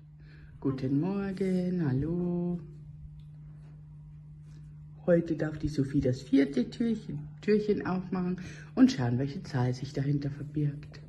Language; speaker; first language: German; native; German